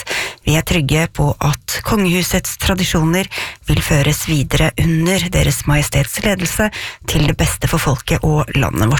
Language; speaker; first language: Norwegian; native; Norwegian